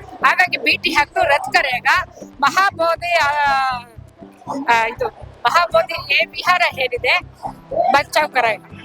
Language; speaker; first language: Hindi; non-native, local second language; Kannada